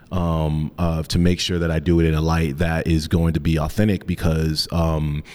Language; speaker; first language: English; native; English